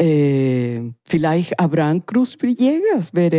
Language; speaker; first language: German; non-native, learner; Spanish